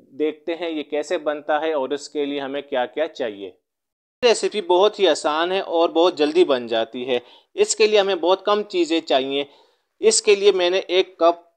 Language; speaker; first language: Urdu; native; Urdu